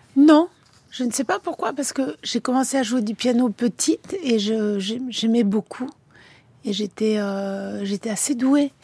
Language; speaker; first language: French; early bilingual, other home language; Italian